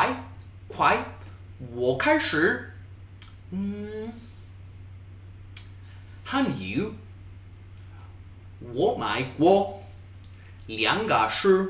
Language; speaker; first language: Chinese; non-native, learner; English